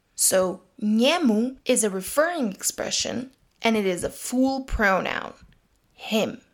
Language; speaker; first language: English; non-native, fluent; Serbian